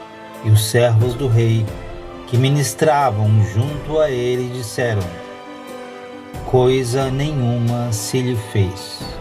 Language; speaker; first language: Portuguese; native; Portuguese